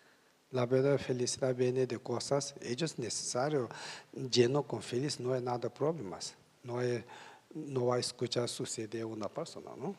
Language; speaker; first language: Spanish; non-native, learner; Tibetan